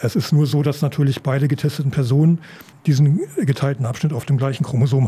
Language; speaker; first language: German; native; German